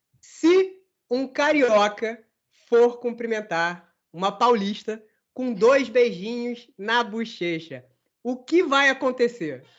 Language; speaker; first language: Portuguese; native; Portuguese